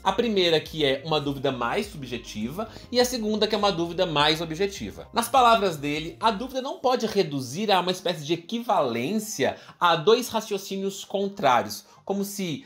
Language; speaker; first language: Portuguese; native; Portuguese